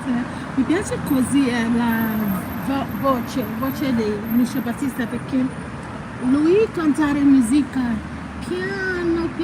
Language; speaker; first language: Italian; non-native, learner; Igbo